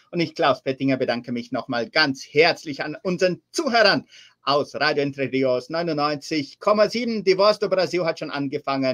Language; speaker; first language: German; early bilingual, heritage; German